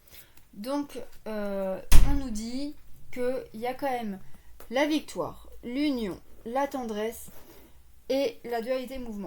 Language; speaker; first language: French; native; French